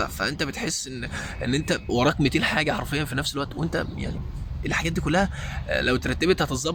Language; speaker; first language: Arabic; native; Arabic